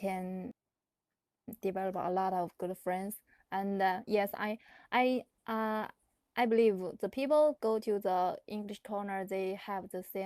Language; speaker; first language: English; non-native, learner; Chinese